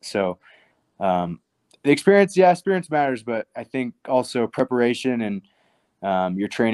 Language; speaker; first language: English; native; English